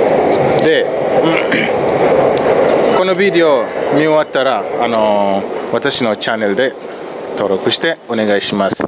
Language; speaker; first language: Japanese; non-native, learner; Swahili